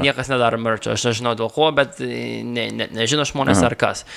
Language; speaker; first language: Lithuanian; early bilingual, heritage; Lithuanian